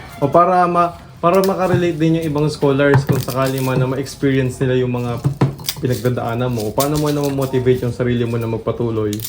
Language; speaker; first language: Filipino; native; Filipino